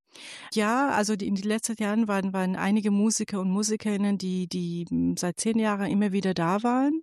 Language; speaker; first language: German; non-native, fluent; Persian